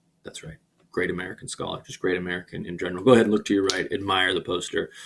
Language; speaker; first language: English; native; English